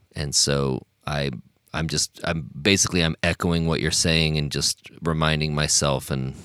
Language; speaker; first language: English; native; English